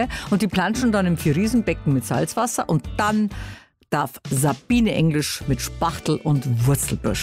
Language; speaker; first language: German; native; German